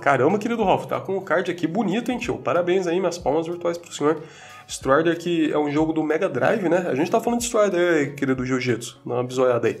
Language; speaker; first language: Portuguese; native; Portuguese